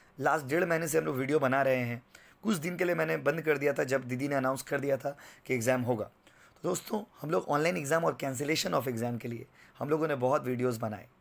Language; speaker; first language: Hindi; native; Hindi